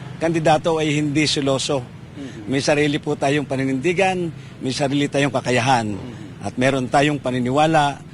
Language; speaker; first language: Filipino; native; Filipino